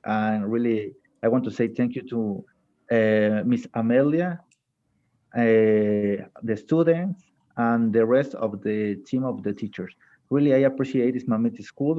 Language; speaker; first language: English; non-native, fluent; Spanish